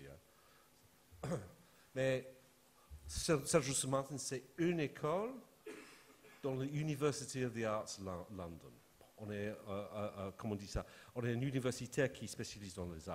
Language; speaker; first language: French; non-native, fluent; English